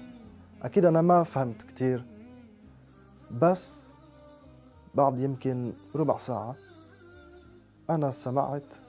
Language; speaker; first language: Arabic; non-native, fluent; French